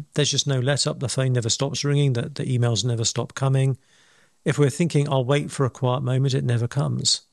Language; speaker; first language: English; native; English